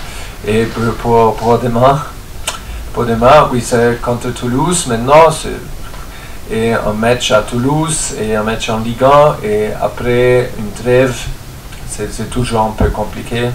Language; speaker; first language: French; non-native, fluent; German